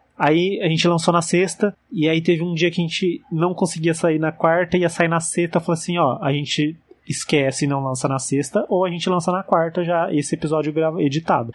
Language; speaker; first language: Portuguese; native; Portuguese